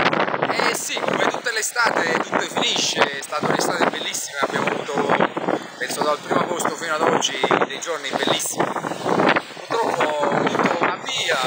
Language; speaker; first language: Italian; native; Italian